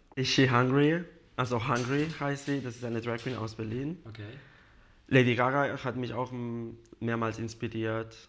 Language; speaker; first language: German; non-native, fluent; Spanish